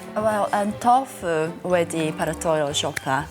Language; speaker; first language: Welsh; non-native, learner; Japanese